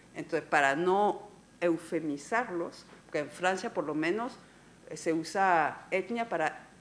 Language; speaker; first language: Spanish; non-native, fluent; French